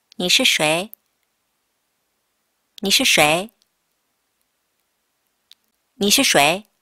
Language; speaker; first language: Chinese; non-native, fluent; Korean